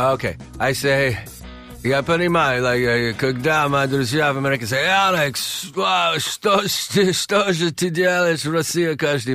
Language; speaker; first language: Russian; non-native, learner; English